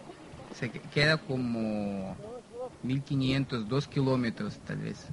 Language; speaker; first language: Spanish; non-native, fluent; Russian